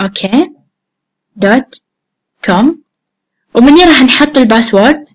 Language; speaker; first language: Arabic; native; Arabic